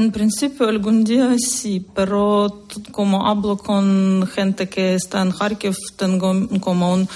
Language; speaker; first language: Spanish; non-native, learner; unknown